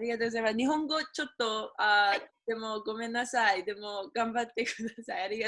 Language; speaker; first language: Japanese; non-native, learner; English